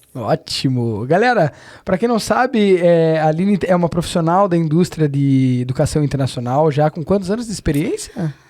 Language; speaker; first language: Portuguese; native; Portuguese